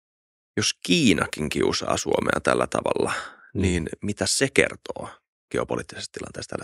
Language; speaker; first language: Finnish; native; Finnish